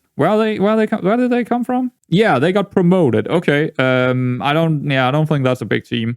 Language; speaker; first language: English; non-native, fluent; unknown